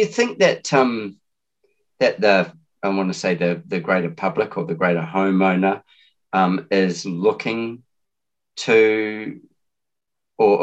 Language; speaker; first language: English; native; English